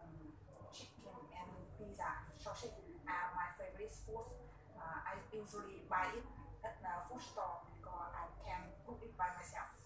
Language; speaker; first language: English; non-native, learner; Vietnamese